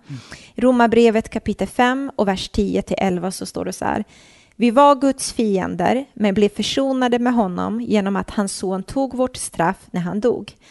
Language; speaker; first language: Swedish; early bilingual, other home language; Croatian